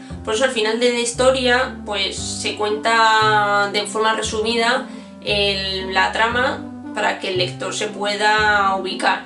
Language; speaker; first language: Spanish; native; Spanish